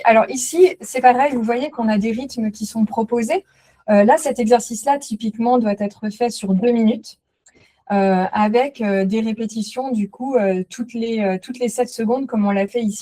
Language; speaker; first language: French; native; French